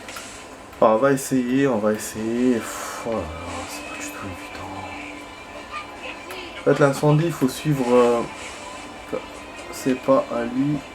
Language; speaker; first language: French; native; French